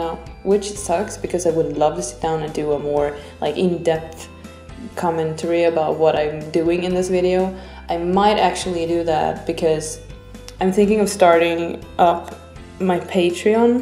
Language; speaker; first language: English; non-native, fluent; Swedish